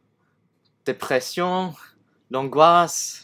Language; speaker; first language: French; non-native, learner; Cantonese